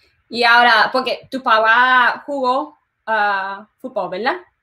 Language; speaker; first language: Spanish; native; Spanish